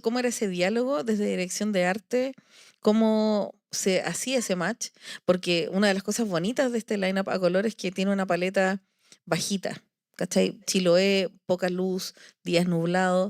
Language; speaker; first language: Spanish; native; Spanish